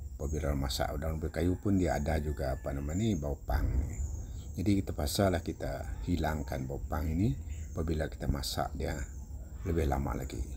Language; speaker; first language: Malay; non-native, local second language; Iban